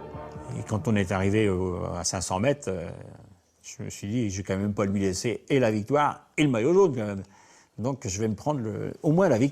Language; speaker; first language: French; native; French